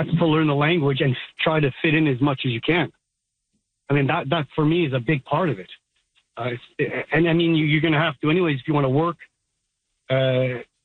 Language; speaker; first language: English; native; English